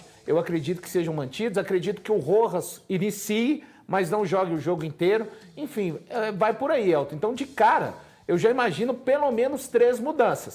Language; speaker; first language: Portuguese; native; Portuguese